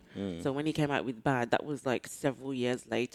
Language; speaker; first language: English; native; English